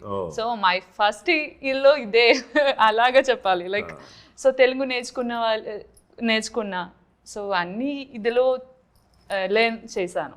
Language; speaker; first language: Telugu; non-native, learner; Malayalam